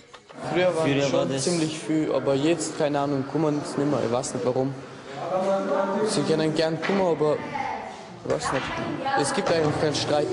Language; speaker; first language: German; early bilingual, other home language; Turkish